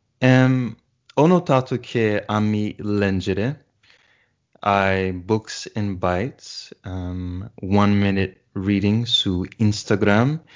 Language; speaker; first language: Italian; non-native, learner; English